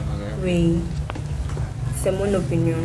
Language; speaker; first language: French; non-native, learner; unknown